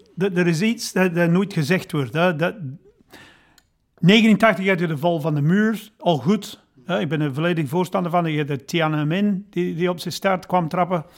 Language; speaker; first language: Dutch; non-native, fluent; English